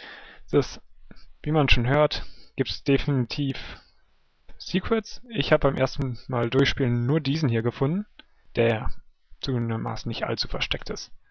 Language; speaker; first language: German; native; German